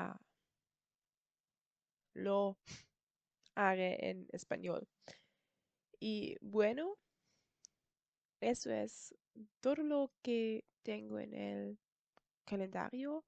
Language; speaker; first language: Spanish; non-native, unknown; German